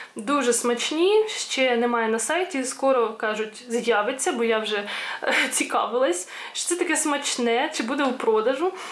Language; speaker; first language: Ukrainian; non-native, local second language; Russian